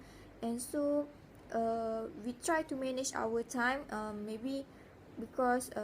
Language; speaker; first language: English; non-native, learner; Malay